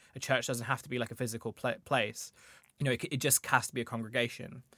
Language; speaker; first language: English; native; English